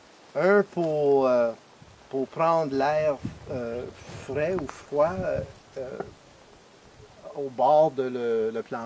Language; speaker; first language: French; non-native, fluent; English